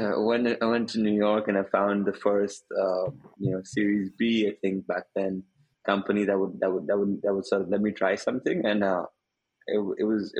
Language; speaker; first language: English; non-native, local second language; Hindi